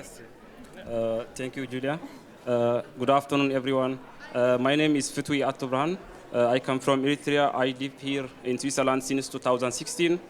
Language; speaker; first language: English; non-native, learner; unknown